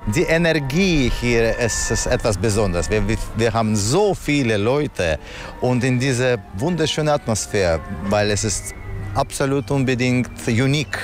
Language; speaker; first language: German; non-native, fluent; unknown